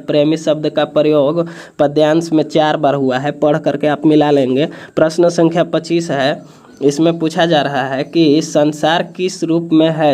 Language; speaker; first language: Hindi; native; Hindi